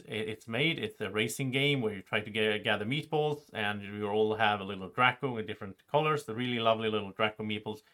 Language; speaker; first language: English; non-native, fluent; Swedish